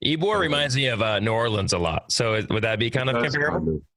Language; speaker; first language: English; native; English